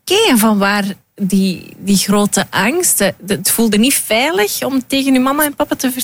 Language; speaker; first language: Dutch; native; Dutch